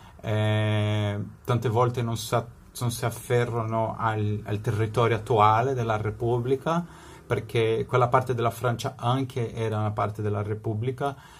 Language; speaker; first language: Italian; non-native, fluent; Spanish